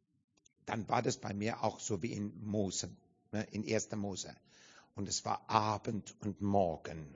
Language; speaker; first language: German; non-native, learner; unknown